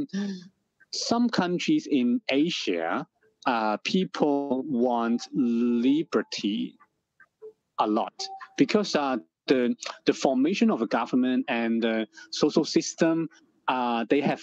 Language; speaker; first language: English; non-native, local second language; Cantonese